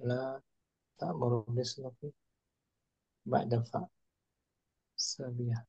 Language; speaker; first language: Arabic; non-native, fluent; Indonesian